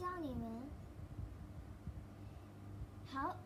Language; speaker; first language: Chinese; non-native, learner; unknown